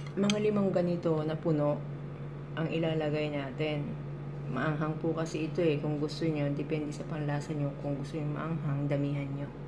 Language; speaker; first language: Filipino; native; Filipino